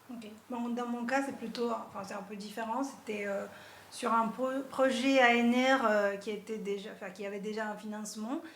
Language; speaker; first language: French; non-native, fluent; Spanish